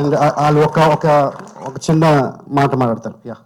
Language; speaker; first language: Telugu; native; Telugu